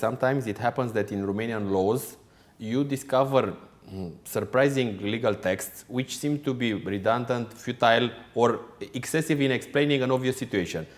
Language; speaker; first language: English; non-native, fluent; Romanian